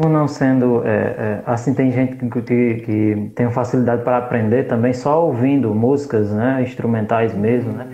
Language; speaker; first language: Portuguese; native; Portuguese